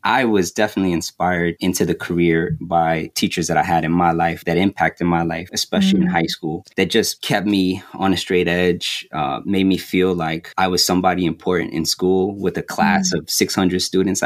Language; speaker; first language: English; native; English